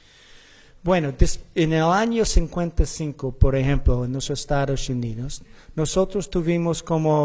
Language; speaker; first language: Spanish; non-native, learner; English